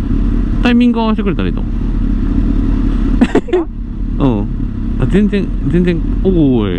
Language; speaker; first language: Japanese; native; Japanese